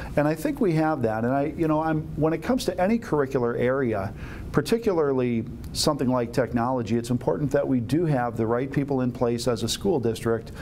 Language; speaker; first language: English; native; English